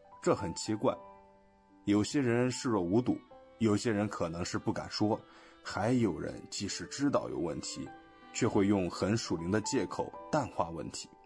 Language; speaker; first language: Chinese; non-native, fluent; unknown